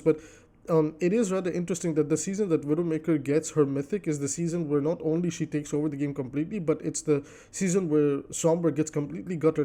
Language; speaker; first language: English; native; English